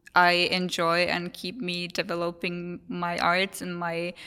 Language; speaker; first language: English; non-native, fluent; Finnish